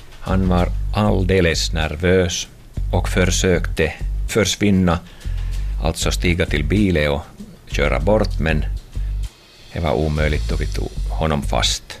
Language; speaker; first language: Swedish; non-native, local second language; Finnish